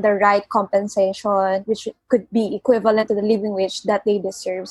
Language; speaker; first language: English; non-native, local second language; Filipino